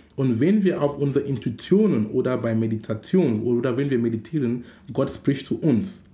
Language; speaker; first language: German; non-native, fluent; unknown